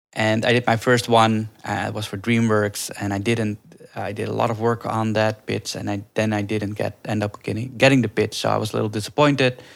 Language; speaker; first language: English; early bilingual, other home language; Dutch